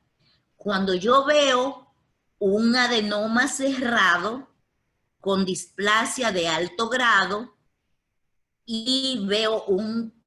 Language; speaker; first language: Spanish; native; Spanish